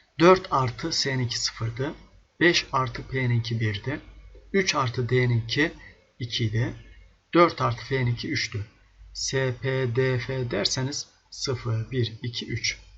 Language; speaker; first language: Turkish; native; Turkish